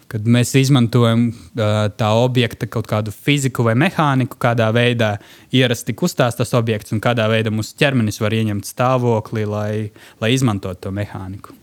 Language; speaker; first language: Latvian; non-native, local second language; Russian